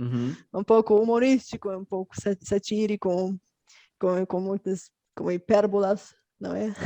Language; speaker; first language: Portuguese; non-native, fluent; Bulgarian